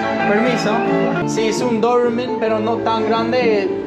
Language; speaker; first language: Spanish; non-native, learner; English